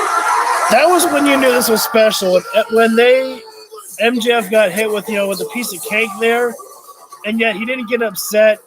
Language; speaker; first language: English; native; English